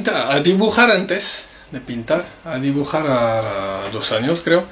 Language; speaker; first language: Spanish; non-native, fluent; French